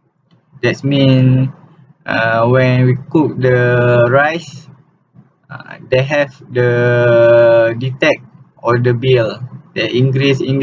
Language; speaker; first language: English; non-native, learner; Malay